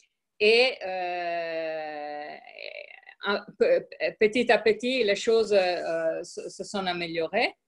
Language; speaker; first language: French; non-native, fluent; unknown